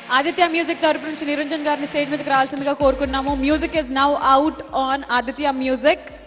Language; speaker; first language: Telugu; native; Telugu